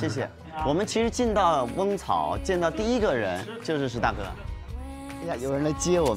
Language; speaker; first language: Chinese; native; Chinese